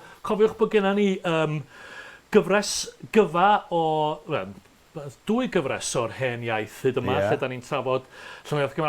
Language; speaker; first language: Welsh; native; Welsh